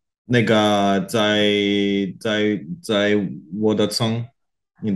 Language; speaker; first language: Chinese; non-native, learner; Korean